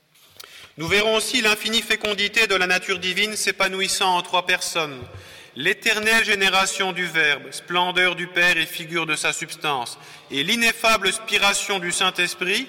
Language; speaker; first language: French; native; French